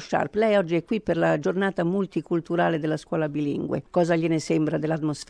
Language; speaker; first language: Italian; native; Italian